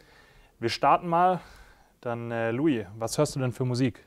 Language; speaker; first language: German; native; German